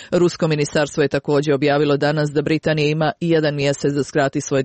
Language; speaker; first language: Croatian; native; Croatian